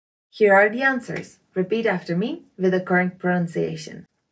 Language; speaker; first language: English; non-native, fluent; Czech